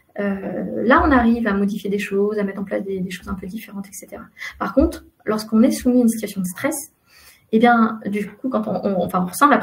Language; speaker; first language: French; native; French